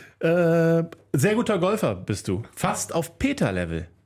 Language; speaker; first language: German; native; German